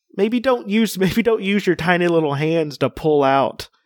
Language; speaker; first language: English; early bilingual, other home language; Spanish